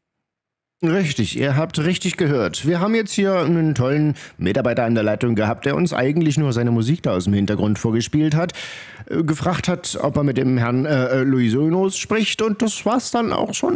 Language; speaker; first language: German; native; German